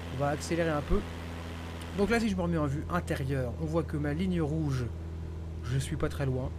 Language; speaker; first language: French; native; French